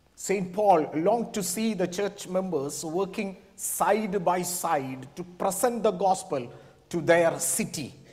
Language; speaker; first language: English; non-native, local second language; Malayalam